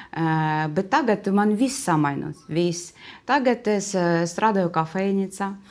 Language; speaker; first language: Latvian; non-native, learner; Russian